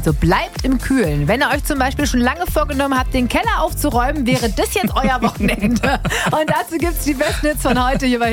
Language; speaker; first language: German; native; German